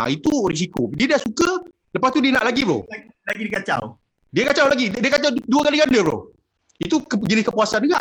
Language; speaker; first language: Malay; native; Malay